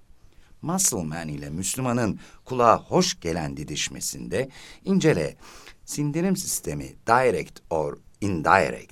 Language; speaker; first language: Turkish; native; Turkish